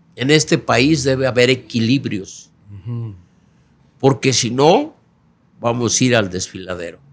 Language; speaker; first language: Spanish; native; Spanish